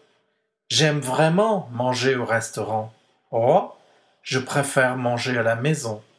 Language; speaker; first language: French; non-native, fluent; English